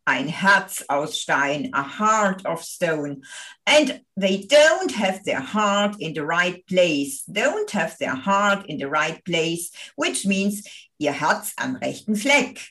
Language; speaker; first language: English; non-native, fluent; German